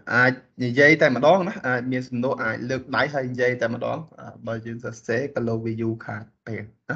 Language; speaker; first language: Khmer; native; Khmer